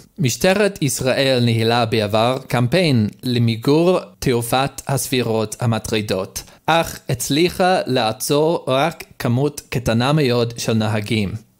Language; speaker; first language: Hebrew; non-native, learner; English